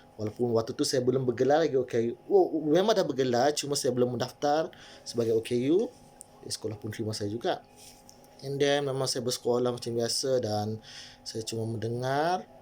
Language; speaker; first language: Malay; native; Malay